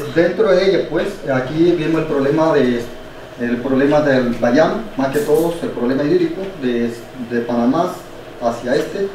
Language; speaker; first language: Spanish; non-native, local second language; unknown